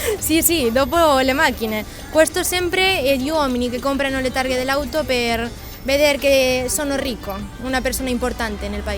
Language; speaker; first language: Italian; non-native, learner; Spanish